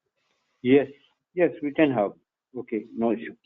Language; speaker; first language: English; non-native, fluent; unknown